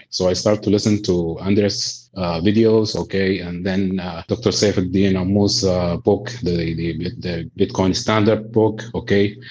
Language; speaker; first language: English; non-native, fluent; Arabic